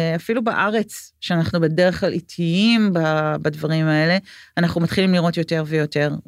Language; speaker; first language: Hebrew; native; Hebrew